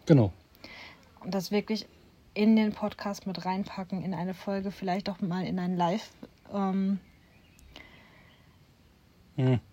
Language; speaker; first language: German; native; German